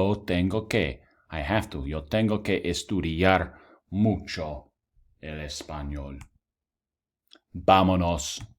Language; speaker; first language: Spanish; non-native, fluent; English